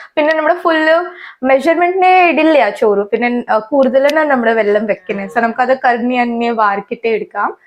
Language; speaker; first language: Malayalam; early bilingual, heritage; Malayalam